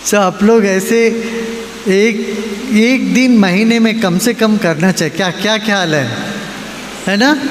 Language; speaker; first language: Hindi; non-native, local second language; Malayalam